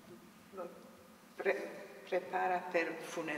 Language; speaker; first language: Italian; non-native, learner; Bosnian